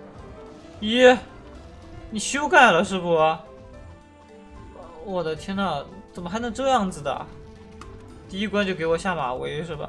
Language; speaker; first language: Chinese; native; Chinese